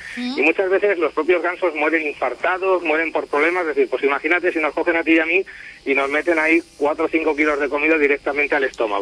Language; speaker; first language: Spanish; native; Spanish